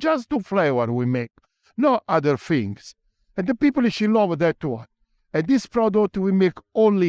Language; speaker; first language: English; non-native, learner; Italian